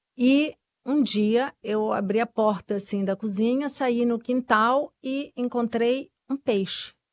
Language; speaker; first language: Portuguese; early bilingual, other home language; Spanish